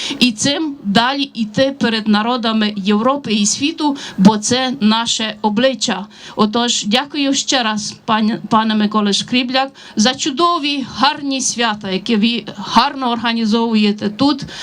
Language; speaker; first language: Ukrainian; non-native, fluent; Romanian